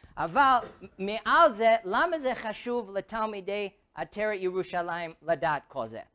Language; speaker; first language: Hebrew; non-native, fluent; English